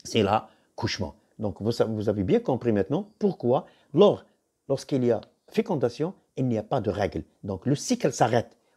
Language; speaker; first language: French; non-native, local second language; Arabic